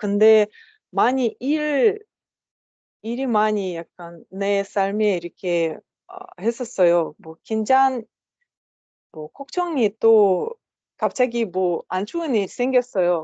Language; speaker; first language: Korean; non-native, learner; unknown